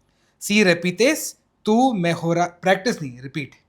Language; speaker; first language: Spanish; non-native, learner; Hindi